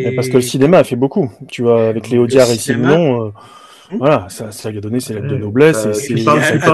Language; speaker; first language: French; native; French